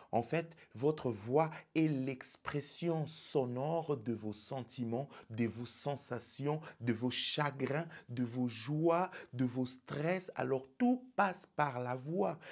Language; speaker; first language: French; non-native, local second language; Lingala